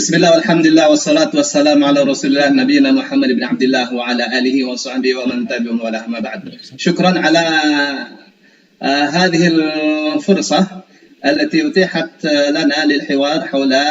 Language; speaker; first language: Arabic; non-native, fluent; Indonesian